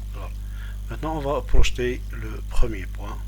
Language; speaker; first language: French; non-native, local second language; Arabic